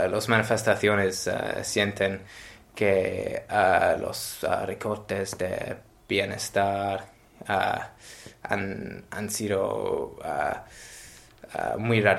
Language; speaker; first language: Spanish; non-native, learner; English